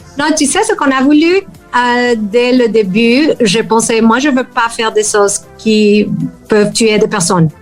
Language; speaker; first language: French; non-native, fluent; Spanish